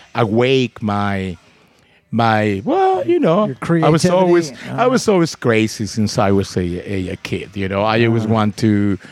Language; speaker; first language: English; non-native, fluent; Spanish